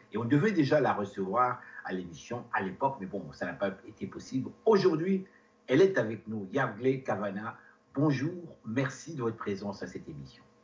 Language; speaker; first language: French; non-native, local second language; Lingala